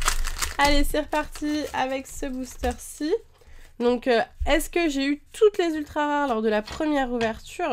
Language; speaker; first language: French; native; French